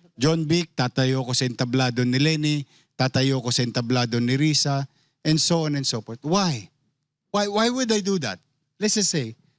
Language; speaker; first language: Filipino; native; Filipino